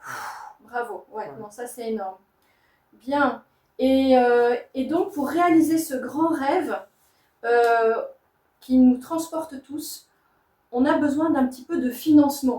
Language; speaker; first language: French; native; French